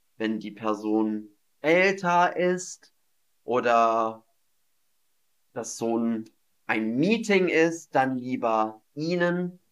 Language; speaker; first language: German; non-native, fluent; English